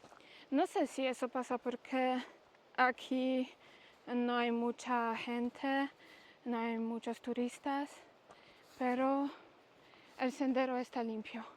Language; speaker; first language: Spanish; non-native, learner; Polish